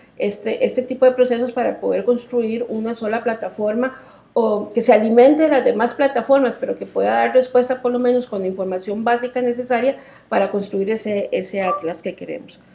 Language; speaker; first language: Spanish; native; Spanish